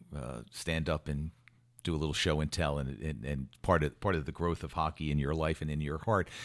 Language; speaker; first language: English; native; English